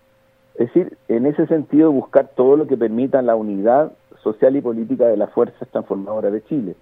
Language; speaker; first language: Spanish; native; Spanish